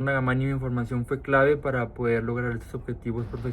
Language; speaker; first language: Spanish; native; Spanish